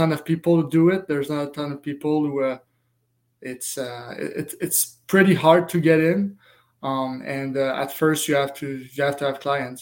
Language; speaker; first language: English; non-native, fluent; French